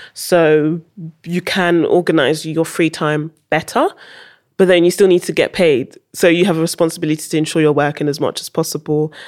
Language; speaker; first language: English; early bilingual, heritage; English